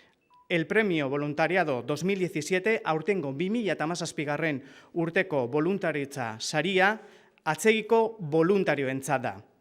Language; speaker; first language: Basque; native; Basque